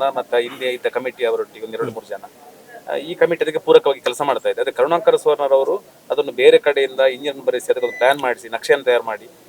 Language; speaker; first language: Kannada; native; Kannada